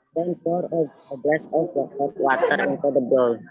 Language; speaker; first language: English; non-native, learner; Indonesian